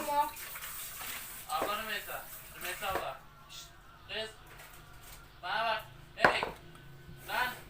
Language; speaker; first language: Turkish; native; Turkish